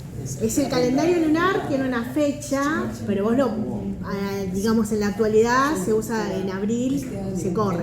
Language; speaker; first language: Spanish; native; Spanish